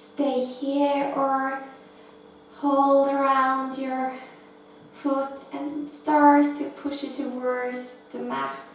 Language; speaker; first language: English; non-native, fluent; Norwegian